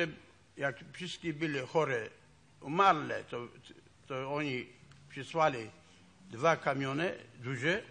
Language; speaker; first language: Polish; non-native, local second language; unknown